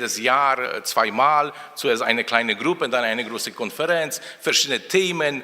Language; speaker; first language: German; non-native, fluent; Polish